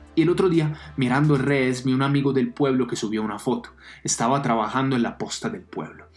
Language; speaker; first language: Spanish; non-native, fluent; Italian